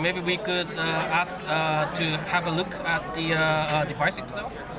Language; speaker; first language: English; non-native, fluent; Japanese